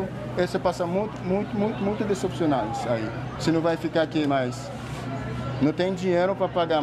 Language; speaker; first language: Portuguese; non-native, learner; Haitian Creole